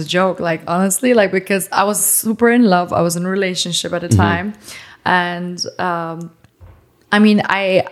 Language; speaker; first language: English; non-native, fluent; German